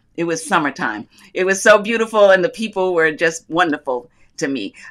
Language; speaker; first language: English; native; English